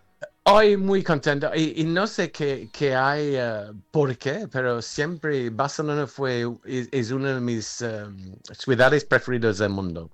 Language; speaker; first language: Spanish; non-native, fluent; English